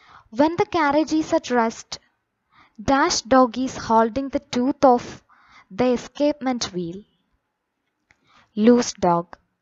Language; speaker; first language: English; non-native, local second language; Malayalam